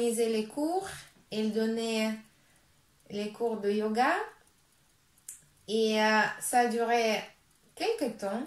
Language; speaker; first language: French; non-native, fluent; Russian